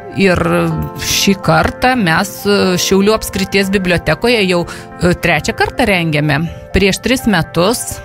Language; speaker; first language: Lithuanian; native; Lithuanian